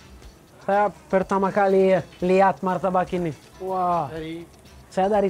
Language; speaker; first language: Indonesian; non-native, learner; Italian